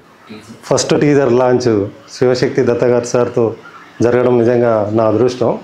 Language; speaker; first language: Telugu; native; Telugu